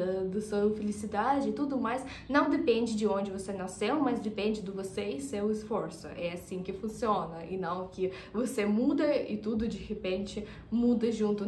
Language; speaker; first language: Portuguese; non-native, fluent; Russian